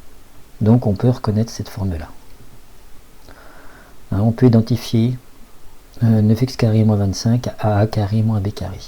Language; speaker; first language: French; native; French